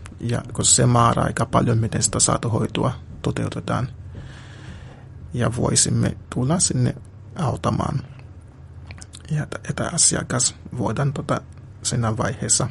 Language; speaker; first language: Finnish; non-native, fluent; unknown